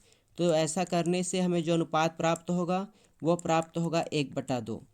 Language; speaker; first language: Hindi; native; Hindi